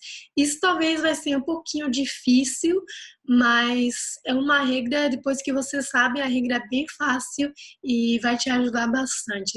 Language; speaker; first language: Portuguese; non-native, fluent; Dutch